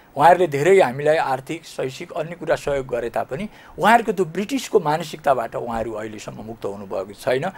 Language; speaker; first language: Nepali; native; Nepali